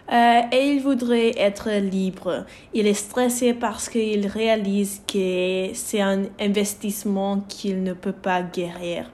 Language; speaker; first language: French; non-native, learner; English